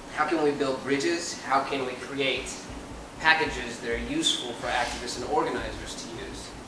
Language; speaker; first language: English; native; English